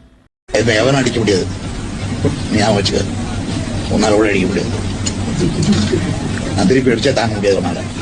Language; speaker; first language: Tamil; native; Tamil